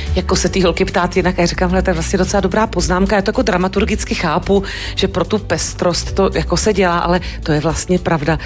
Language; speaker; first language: Czech; native; Czech